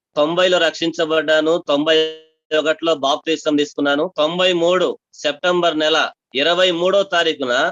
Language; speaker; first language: Telugu; non-native, local second language; Tamil